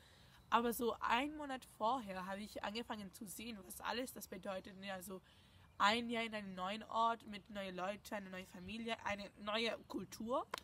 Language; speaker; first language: German; non-native, fluent; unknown